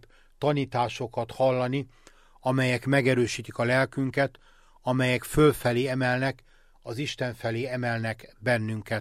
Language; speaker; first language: Hungarian; native; Hungarian